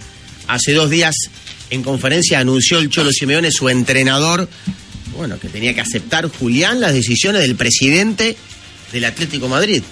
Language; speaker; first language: Spanish; native; Spanish